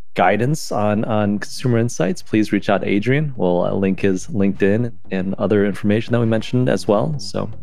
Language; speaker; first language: English; non-native, fluent; Chinese